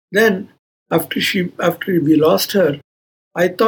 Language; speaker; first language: English; non-native, local second language; Kannada